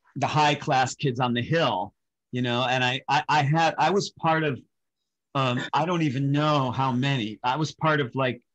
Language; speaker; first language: English; native; English